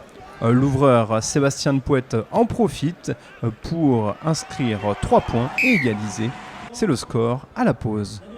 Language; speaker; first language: French; native; French